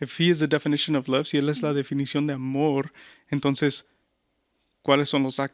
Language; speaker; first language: Spanish; early bilingual, heritage; Spanish